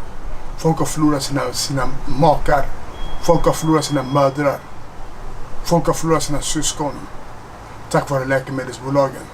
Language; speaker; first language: Swedish; non-native, fluent; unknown